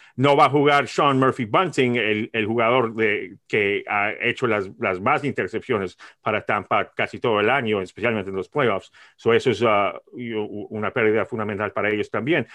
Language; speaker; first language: Spanish; early bilingual, heritage; Spanish